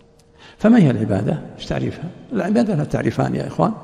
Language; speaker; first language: Arabic; native; Arabic